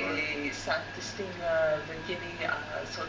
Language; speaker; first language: French; non-native, fluent; English